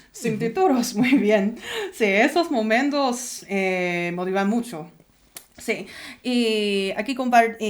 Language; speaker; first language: Spanish; non-native, learner; Chinese